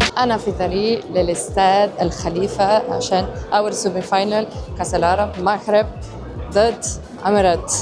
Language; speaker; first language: Egyptian Arabic; non-native, fluent; English